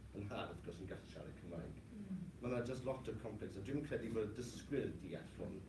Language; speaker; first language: Welsh; non-native, local second language; English